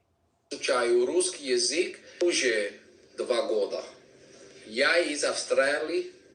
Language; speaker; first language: Russian; non-native, learner; English